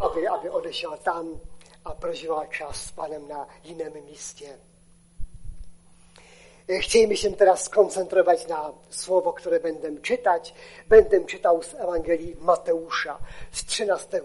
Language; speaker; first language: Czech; non-native, local second language; Polish